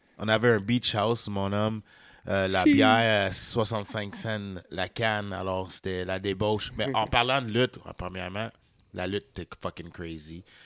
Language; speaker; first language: French; native; French